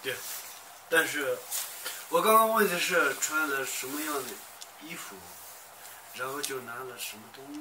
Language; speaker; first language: Chinese; non-native, local second language; Tibetan